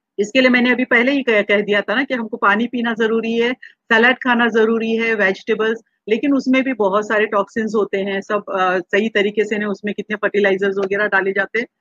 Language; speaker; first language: Hindi; non-native, local second language; Marathi